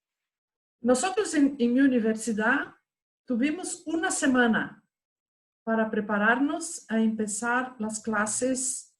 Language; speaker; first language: Spanish; non-native, fluent; Portuguese